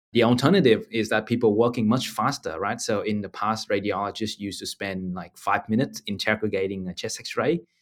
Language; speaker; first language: English; non-native, fluent; Vietnamese